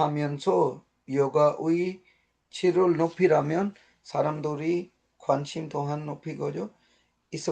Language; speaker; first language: Korean; non-native, learner; Urdu